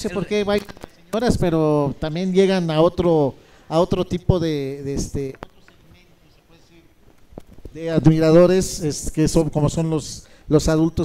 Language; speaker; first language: Spanish; native; Spanish